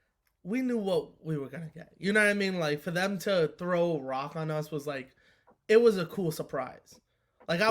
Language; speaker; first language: English; native; English